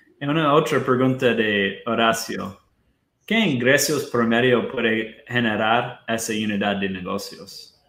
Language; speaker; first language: Spanish; non-native, fluent; Portuguese